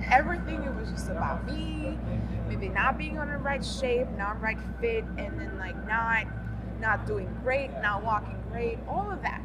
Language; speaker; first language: English; non-native, fluent; Albanian